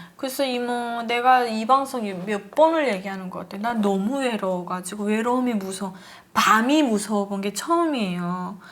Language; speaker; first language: Korean; native; Korean